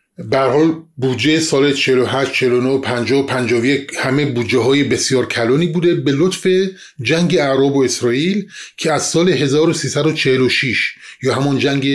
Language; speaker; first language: Persian; non-native, local second language; Kurdish